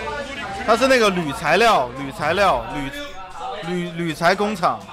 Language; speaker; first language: Chinese; native; Chinese